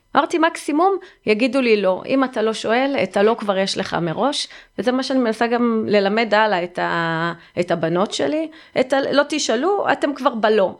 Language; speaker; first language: Hebrew; early bilingual, heritage; Hebrew